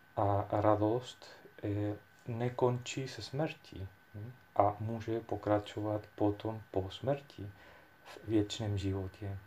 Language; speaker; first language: Czech; non-native, fluent; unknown